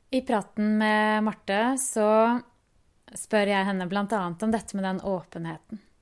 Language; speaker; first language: Norwegian; native; Norwegian